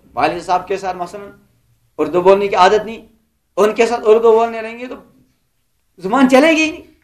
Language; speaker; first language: Urdu; non-native, local second language; Kashmiri